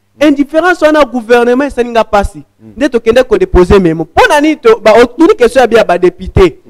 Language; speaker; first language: Lingala; non-native, local second language; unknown